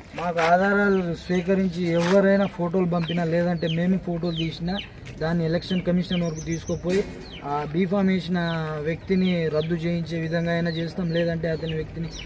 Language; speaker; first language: Telugu; non-native, local second language; Lambadi